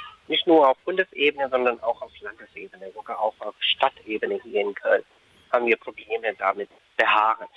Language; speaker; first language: German; non-native, fluent; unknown